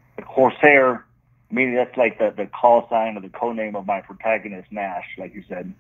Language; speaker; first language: English; native; English